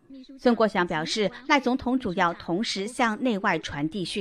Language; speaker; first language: Chinese; native; Chinese